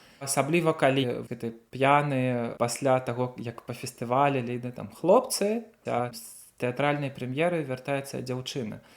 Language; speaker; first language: Belarusian; native; Belarusian